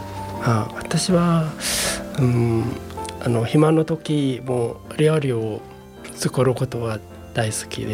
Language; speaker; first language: Japanese; non-native, learner; Mongolian